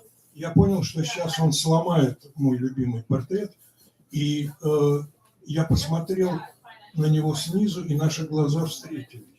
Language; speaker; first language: Russian; native; Russian